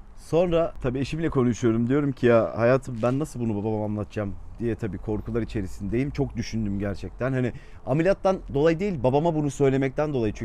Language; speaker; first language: Turkish; early bilingual, heritage; Turkish